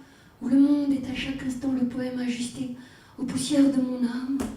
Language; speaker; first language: French; native; French